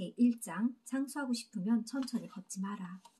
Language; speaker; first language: Korean; native; Korean